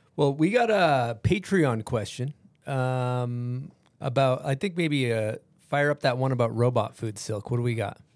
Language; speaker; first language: English; native; English